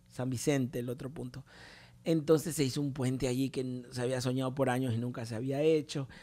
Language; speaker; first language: Spanish; native; Spanish